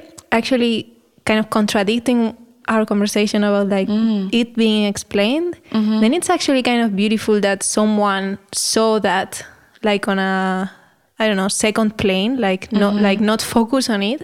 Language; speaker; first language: English; non-native, fluent; Spanish